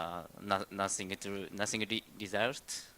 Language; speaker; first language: English; non-native, learner; Indonesian